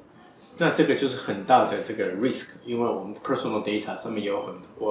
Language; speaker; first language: Chinese; native; Chinese